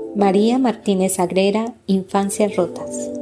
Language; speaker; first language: Spanish; native; Spanish